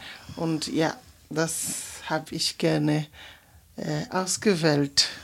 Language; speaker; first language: German; non-native, fluent; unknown